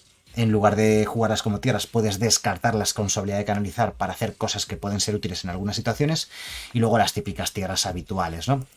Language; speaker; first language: Spanish; native; Spanish